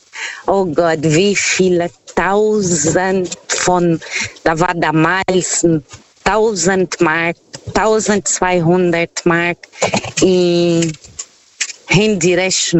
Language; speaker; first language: German; non-native, learner; Portuguese